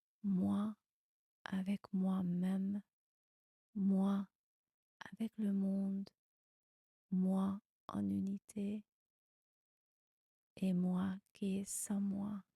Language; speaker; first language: French; non-native, fluent; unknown